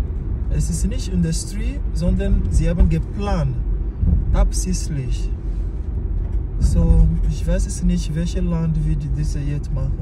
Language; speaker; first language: German; non-native, learner; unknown